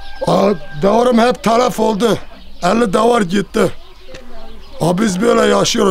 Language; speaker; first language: Turkish; non-native, local second language; Kurdish